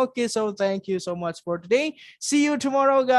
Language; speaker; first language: English; non-native, fluent; Indonesian